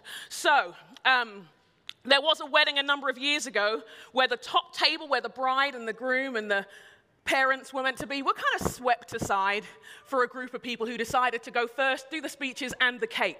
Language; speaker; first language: English; native; English